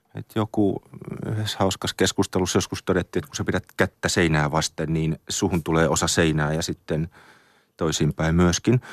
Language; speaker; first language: Finnish; native; Finnish